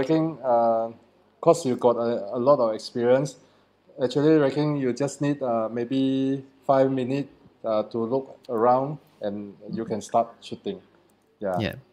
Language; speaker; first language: English; non-native, learner; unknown